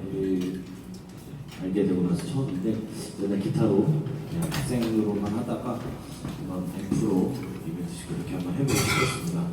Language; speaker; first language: Korean; native; Korean